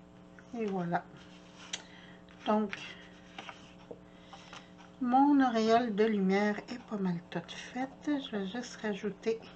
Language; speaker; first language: French; native; French